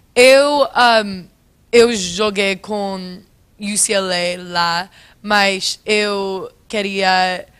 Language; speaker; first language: Portuguese; non-native, fluent; English